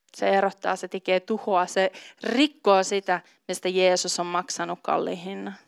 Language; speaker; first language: Finnish; native; Finnish